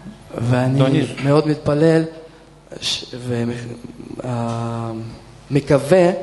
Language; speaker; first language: Hebrew; non-native, fluent; Russian